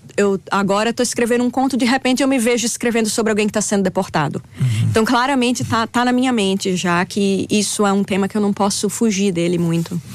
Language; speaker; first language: Portuguese; native; Portuguese